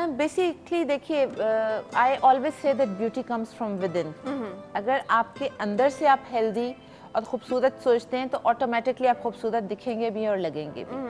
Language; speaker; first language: Urdu; native; Urdu